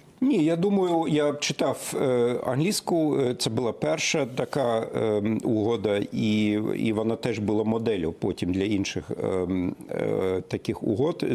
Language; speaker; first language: Ukrainian; non-native, fluent; German